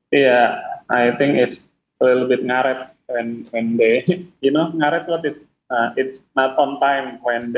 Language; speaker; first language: English; non-native, fluent; Indonesian